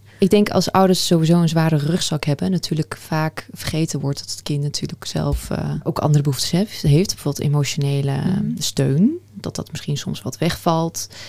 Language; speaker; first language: Dutch; early bilingual, other home language; Persian